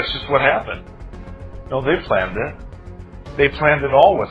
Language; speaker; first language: English; native; English